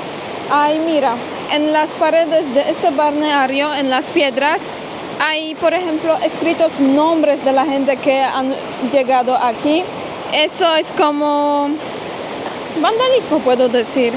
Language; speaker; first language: Spanish; non-native, fluent; Polish